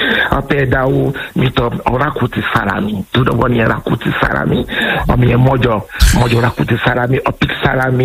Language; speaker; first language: Hungarian; non-native, fluent; Yoruba